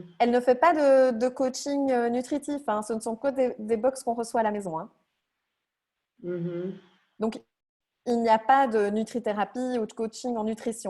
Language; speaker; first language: French; native; French